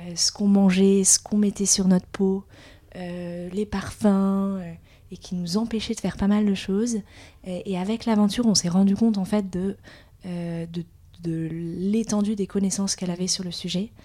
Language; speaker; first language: French; native; French